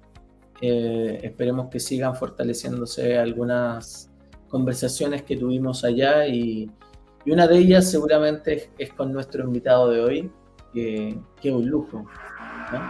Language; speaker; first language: Spanish; native; Spanish